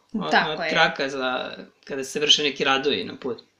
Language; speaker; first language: Serbian; native; Serbian